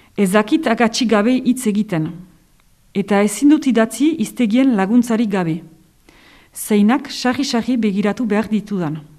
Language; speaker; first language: Basque; native; Basque